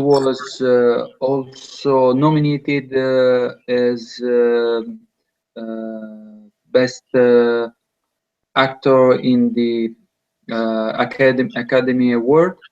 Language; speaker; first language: English; non-native, learner; Italian